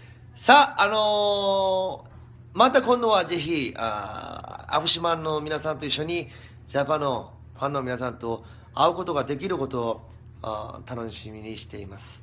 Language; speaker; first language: Japanese; non-native, fluent; Korean